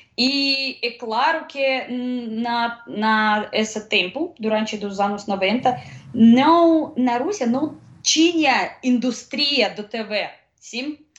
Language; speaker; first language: Portuguese; non-native, learner; Russian